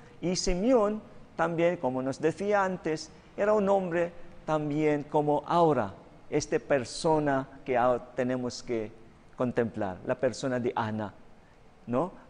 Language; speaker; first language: Spanish; non-native, fluent; Filipino